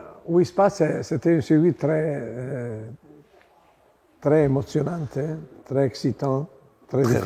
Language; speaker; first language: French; non-native, learner; Italian